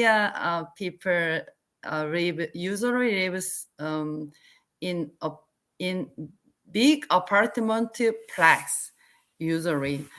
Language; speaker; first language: English; non-native, learner; Korean